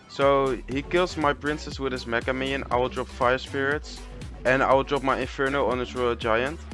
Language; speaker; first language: English; non-native, fluent; Dutch